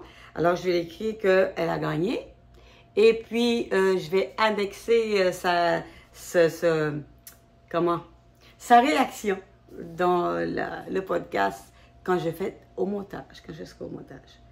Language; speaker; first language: French; native; French